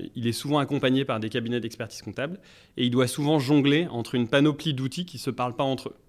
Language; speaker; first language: French; native; French